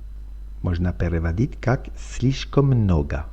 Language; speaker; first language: Russian; non-native, fluent; French